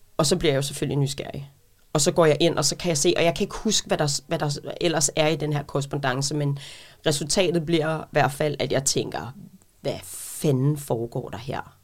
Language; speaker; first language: Danish; native; Danish